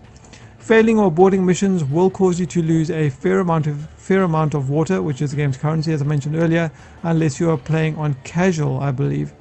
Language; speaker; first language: English; native; English